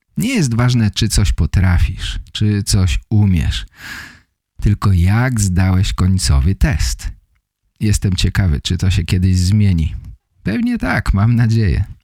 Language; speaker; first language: Polish; native; Polish